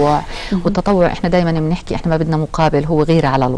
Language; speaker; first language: Arabic; native; Arabic